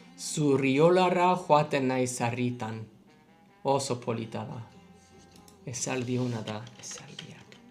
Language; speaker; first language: Basque; non-native, learner; English